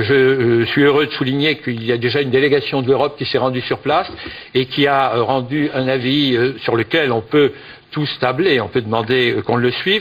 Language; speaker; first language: French; native; French